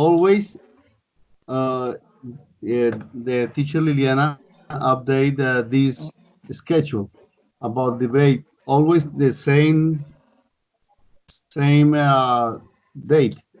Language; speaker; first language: English; non-native, learner; Spanish